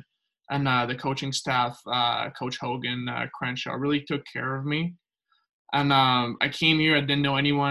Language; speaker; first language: English; non-native, fluent; French